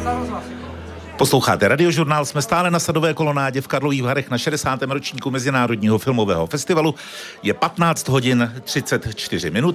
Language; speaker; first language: Czech; native; Czech